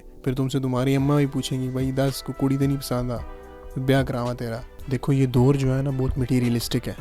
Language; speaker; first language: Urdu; non-native, local second language; Punjabi